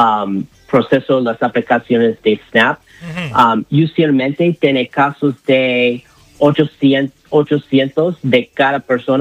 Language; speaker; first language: Spanish; non-native, learner; English